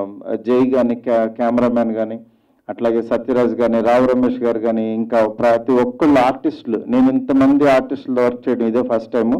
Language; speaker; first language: Telugu; native; Telugu